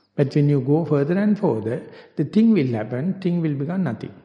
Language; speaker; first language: English; non-native, local second language; Sinhala